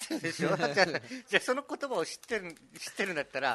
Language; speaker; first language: Japanese; native; Japanese